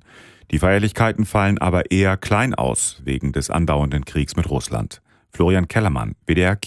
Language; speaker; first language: German; native; German